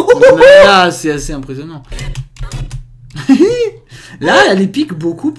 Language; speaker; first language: French; native; French